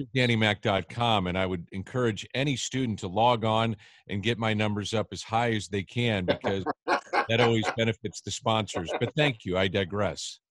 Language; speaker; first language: English; native; English